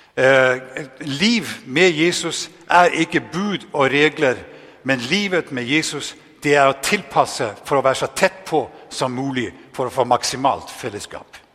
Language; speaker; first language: Norwegian; native; Norwegian